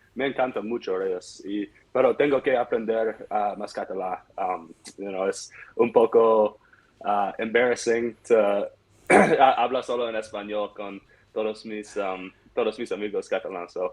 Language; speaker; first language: Spanish; non-native, learner; English